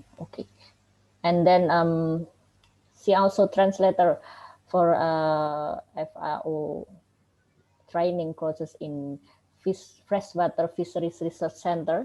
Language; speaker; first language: English; non-native, learner; Indonesian